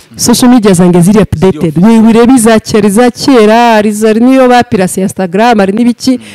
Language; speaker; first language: Kinyarwanda; early bilingual, heritage; Kinyarwanda